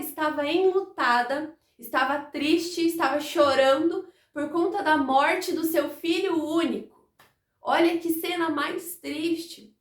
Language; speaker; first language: Portuguese; native; Portuguese